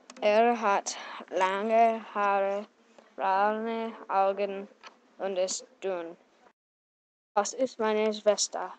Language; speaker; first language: German; non-native, learner; English